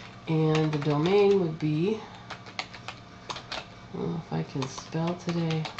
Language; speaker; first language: English; native; English